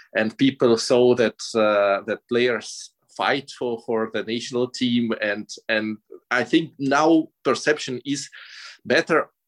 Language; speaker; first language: English; non-native, fluent; Russian